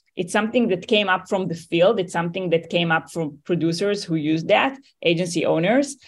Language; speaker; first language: English; non-native, fluent; Hebrew